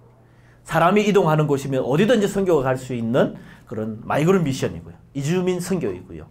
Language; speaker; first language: Korean; native; Korean